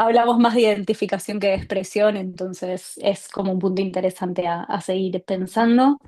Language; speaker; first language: Spanish; native; Spanish